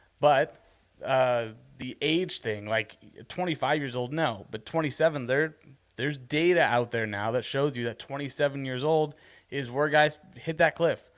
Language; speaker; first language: English; native; English